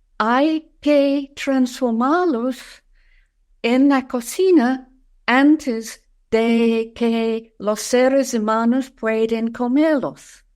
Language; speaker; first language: Spanish; non-native, fluent; English